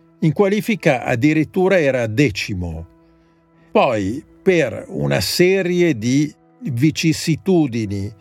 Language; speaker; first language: Italian; native; Italian